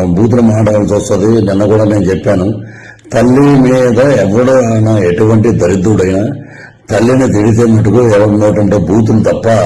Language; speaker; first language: Telugu; native; Telugu